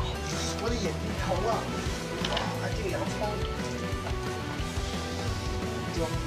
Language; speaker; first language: Chinese; non-native, learner; English